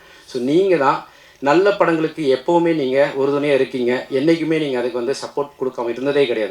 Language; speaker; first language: Tamil; native; Tamil